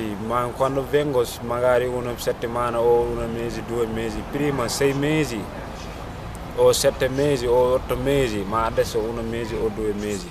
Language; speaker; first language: Italian; non-native, learner; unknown